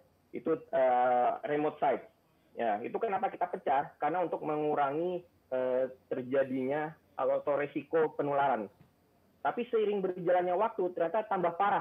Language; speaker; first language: Indonesian; native; Indonesian